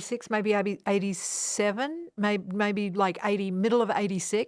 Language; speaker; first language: English; non-native, fluent; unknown